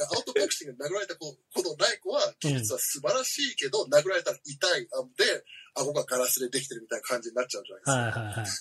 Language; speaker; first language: Japanese; early bilingual, heritage; Japanese